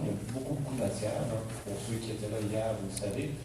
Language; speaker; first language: French; native; French